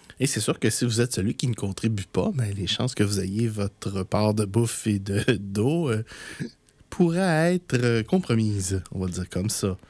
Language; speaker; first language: French; native; French